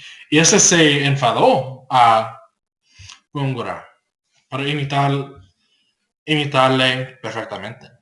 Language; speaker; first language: Spanish; non-native, learner; English